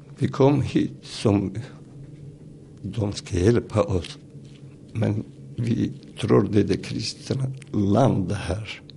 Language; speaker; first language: Swedish; non-native, learner; Turoyo